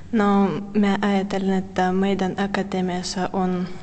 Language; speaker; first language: Finnish; non-native, learner; Russian